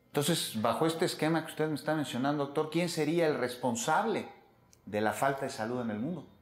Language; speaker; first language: Spanish; native; Spanish